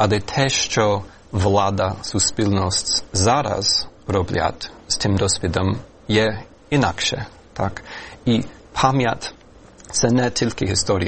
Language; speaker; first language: Ukrainian; non-native, fluent; English